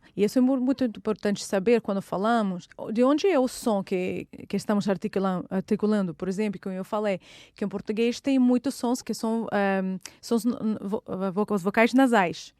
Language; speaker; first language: Portuguese; non-native, fluent; Russian